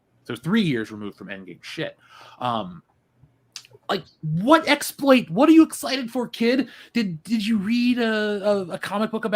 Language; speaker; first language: English; native; English